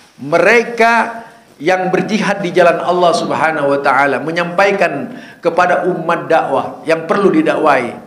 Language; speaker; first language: Indonesian; non-native, local second language; Madurese